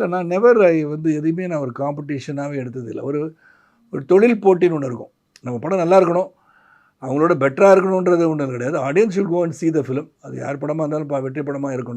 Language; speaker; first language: Tamil; native; Tamil